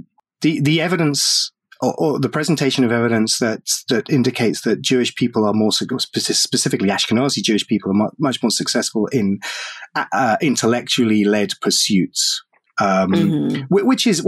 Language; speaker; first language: English; native; English